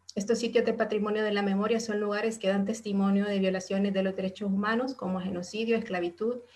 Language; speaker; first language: Spanish; native; Spanish